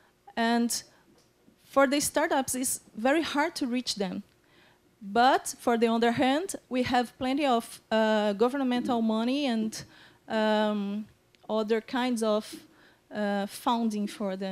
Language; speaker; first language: English; non-native, fluent; Portuguese